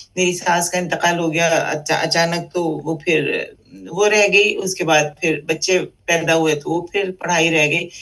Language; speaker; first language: Urdu; native; Urdu